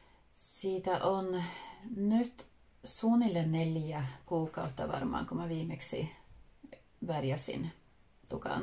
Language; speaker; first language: Finnish; early bilingual, heritage; Finnish